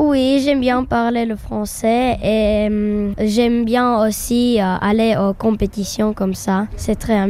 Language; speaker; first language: French; non-native, learner; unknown